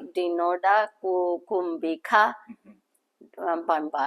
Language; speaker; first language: Shona; non-native, learner; Urdu